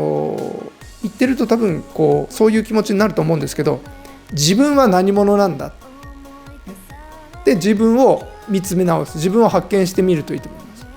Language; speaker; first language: Japanese; native; Japanese